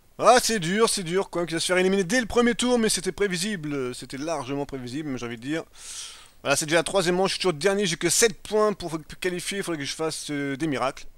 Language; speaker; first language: French; native; French